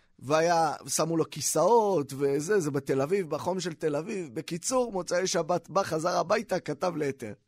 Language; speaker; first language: Hebrew; native; Hebrew